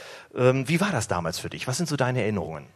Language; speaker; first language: German; native; German